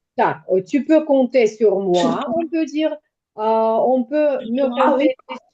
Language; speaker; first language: French; non-native, fluent; Ukrainian